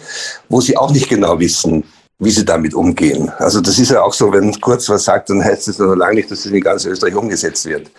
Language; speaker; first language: German; native; German